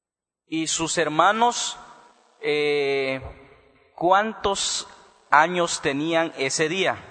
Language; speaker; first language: Spanish; native; Spanish